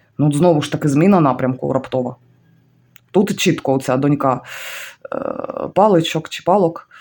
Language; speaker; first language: Ukrainian; non-native, local second language; Russian